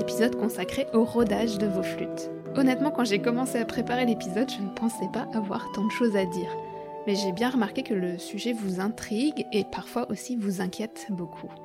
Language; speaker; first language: French; native; French